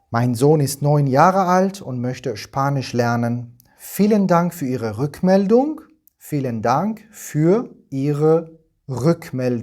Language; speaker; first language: German; non-native, fluent; Persian